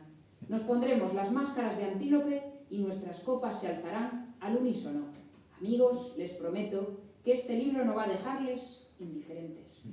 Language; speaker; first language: Spanish; native; Spanish